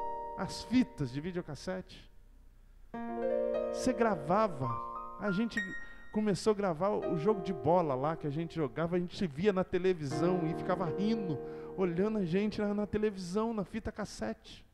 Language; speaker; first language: Portuguese; native; Portuguese